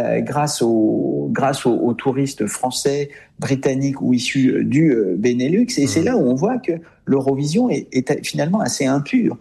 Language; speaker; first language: French; native; French